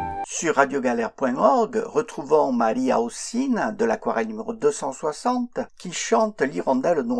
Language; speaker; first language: French; native; French